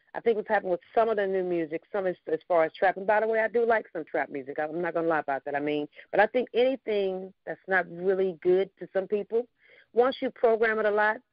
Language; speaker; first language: English; native; English